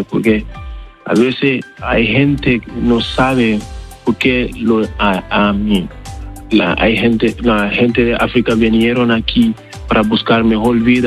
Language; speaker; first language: Spanish; non-native, learner; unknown